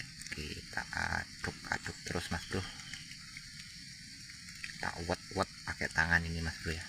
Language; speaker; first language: Indonesian; native; Indonesian